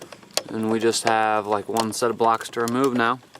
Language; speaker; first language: English; native; English